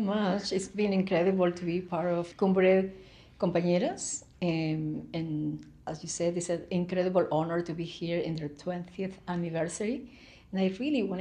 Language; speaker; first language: English; non-native, fluent; Spanish